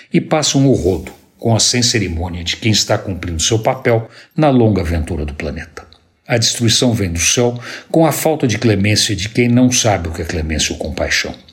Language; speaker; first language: Portuguese; native; Portuguese